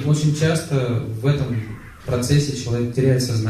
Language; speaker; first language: Russian; native; Russian